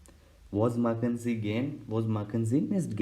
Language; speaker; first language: German; non-native, fluent; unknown